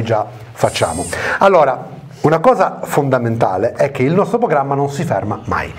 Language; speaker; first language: Italian; native; Italian